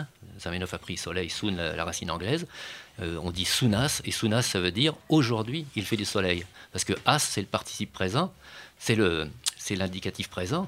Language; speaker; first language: French; native; French